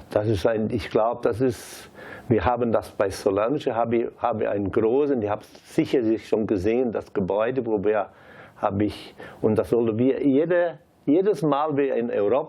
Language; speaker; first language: German; early bilingual, heritage; German